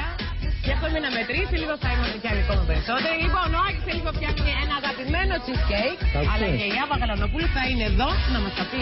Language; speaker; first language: Greek; native; Greek